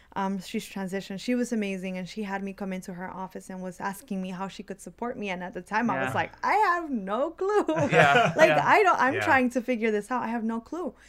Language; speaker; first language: English; early bilingual, other home language; Spanish